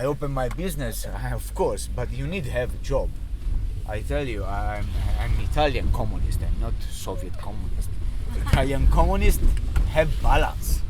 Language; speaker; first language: English; non-native, learner; Italian